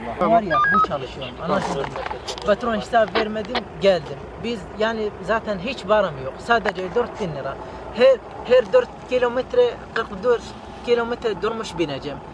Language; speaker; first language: Turkish; non-native, learner; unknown